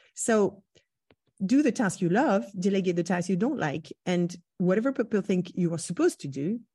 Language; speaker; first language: English; non-native, fluent; French